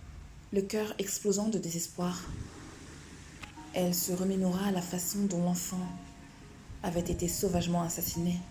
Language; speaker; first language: French; native; French